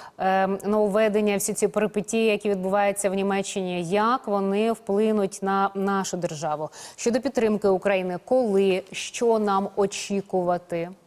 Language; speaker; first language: Ukrainian; native; Ukrainian